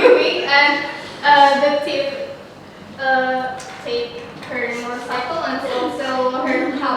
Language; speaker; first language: English; non-native, learner; Indonesian